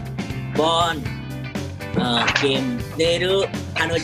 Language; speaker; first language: Japanese; non-native, learner; Thai